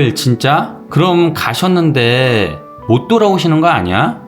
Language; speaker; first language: Korean; native; Korean